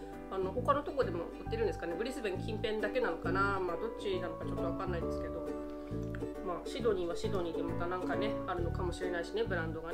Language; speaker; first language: Japanese; native; Japanese